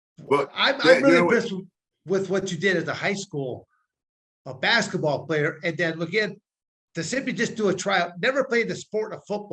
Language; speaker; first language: English; native; English